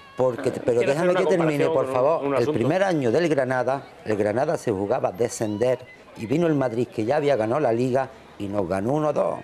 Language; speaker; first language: Spanish; native; Spanish